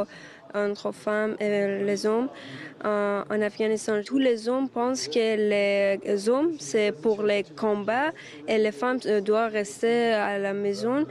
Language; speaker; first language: French; non-native, learner; Persian